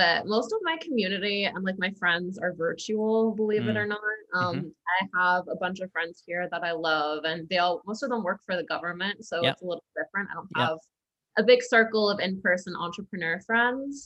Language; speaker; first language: English; native; English